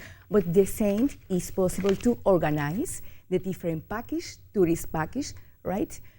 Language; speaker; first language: English; non-native, learner; Spanish